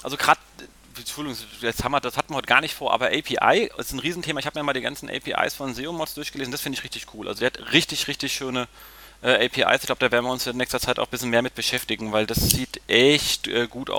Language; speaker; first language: German; native; German